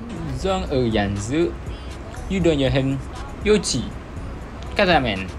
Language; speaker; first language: Chinese; non-native, learner; Malay